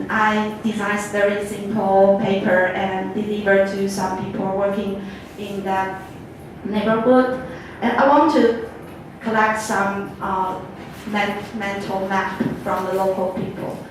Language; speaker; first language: English; non-native, fluent; Chinese